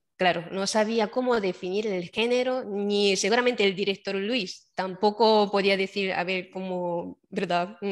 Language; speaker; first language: Spanish; non-native, fluent; Japanese